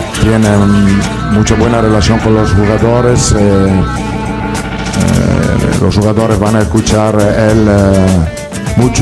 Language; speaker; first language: Spanish; non-native, learner; Italian